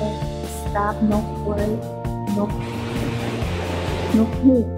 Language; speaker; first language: English; non-native, learner; Thai